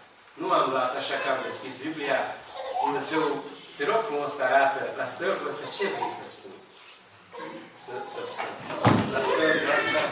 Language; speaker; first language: Romanian; non-native, learner; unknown